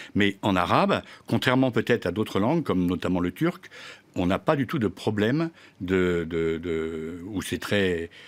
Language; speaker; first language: French; native; French